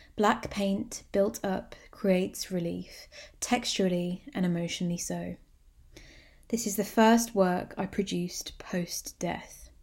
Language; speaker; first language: English; native; English